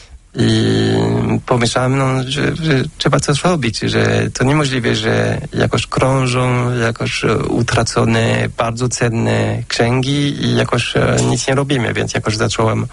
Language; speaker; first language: Polish; non-native, fluent; French